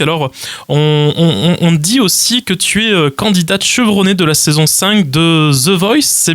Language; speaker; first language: French; native; French